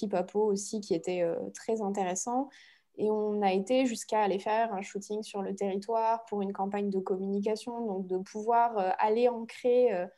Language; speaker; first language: French; native; French